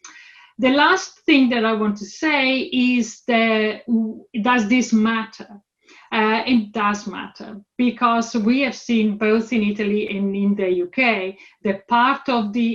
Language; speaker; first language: English; non-native, fluent; Italian